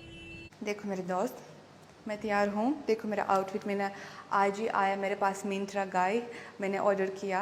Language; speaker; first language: Hindi; non-native, fluent; Russian